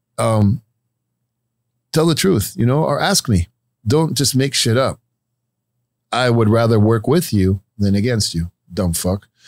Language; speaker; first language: English; native; English